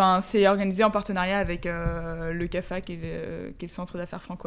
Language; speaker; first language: French; native; French